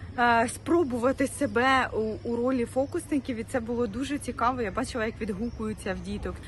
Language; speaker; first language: Ukrainian; native; Ukrainian